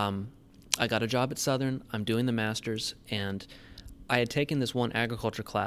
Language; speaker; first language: English; native; English